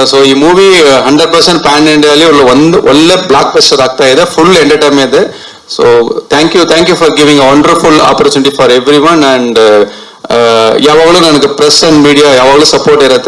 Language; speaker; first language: Kannada; non-native, learner; Tamil